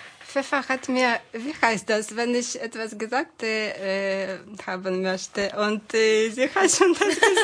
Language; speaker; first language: German; non-native, fluent; Ukrainian